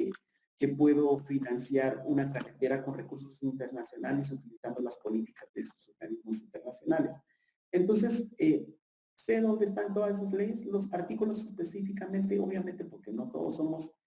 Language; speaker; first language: Spanish; native; Spanish